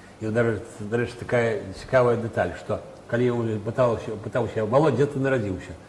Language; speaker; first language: Belarusian; native; Belarusian